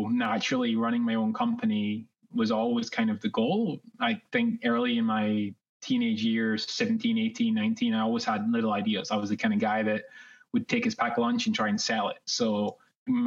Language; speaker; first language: English; native; English